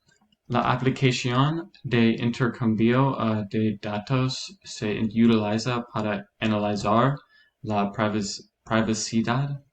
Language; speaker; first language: Spanish; non-native, learner; English